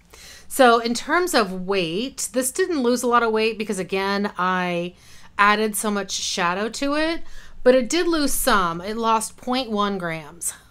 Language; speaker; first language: English; native; English